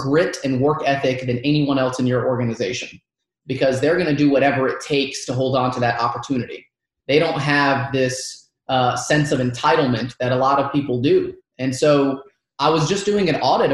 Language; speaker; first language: English; early bilingual, other home language; Arabic